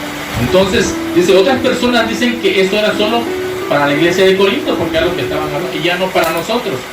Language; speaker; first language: Spanish; native; Spanish